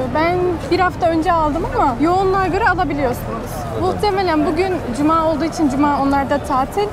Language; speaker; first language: Turkish; native; Turkish